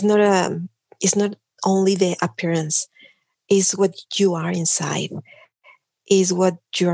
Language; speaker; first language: English; non-native, fluent; Spanish